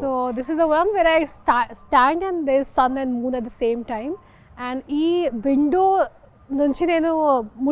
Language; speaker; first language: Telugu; non-native, local second language; Hindi